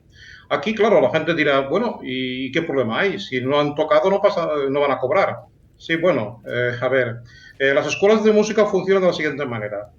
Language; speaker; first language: Spanish; native; Spanish